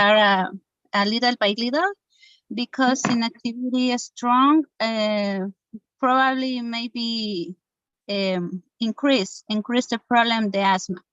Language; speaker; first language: English; non-native, learner; Spanish